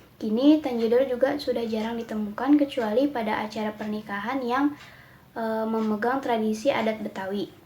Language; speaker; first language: Indonesian; native; Indonesian